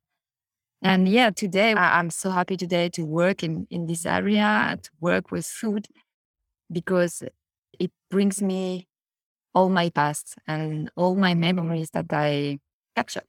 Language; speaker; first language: English; non-native, fluent; French